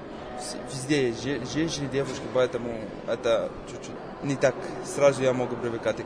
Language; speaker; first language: Russian; non-native, fluent; Arabic